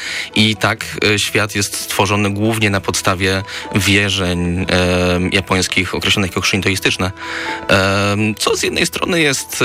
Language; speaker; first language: Polish; native; Polish